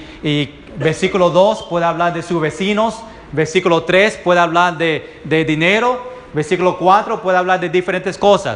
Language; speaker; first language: Spanish; early bilingual, heritage; Spanish